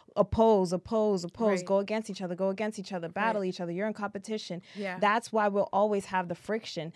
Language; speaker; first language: English; early bilingual, other home language; French